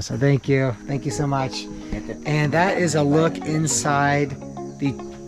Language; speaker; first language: English; native; English